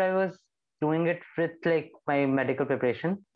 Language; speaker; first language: English; non-native, local second language; Hindi